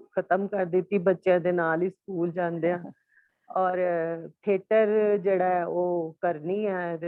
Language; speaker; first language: Urdu; non-native, local second language; Punjabi